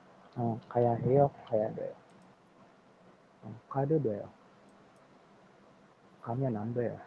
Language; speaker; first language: Korean; non-native, learner; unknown